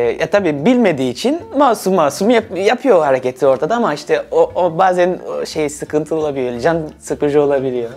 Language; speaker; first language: Turkish; early bilingual, other home language; Swahili